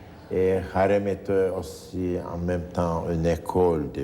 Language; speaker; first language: French; non-native, fluent; Turkish